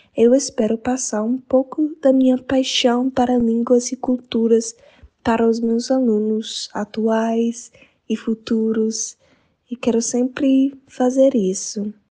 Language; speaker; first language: Portuguese; non-native, fluent; English